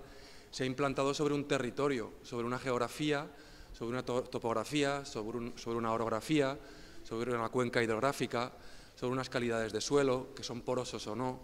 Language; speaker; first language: Spanish; native; Spanish